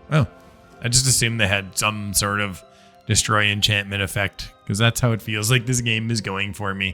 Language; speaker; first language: English; native; English